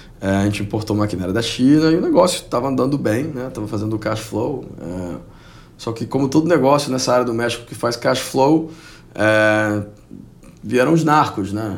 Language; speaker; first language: Portuguese; non-native, fluent; Spanish